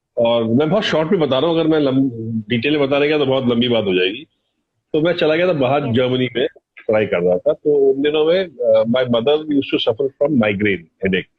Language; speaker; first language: Hindi; native; Hindi